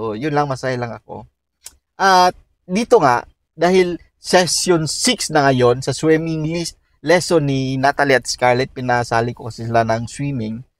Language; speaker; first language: Filipino; native; Filipino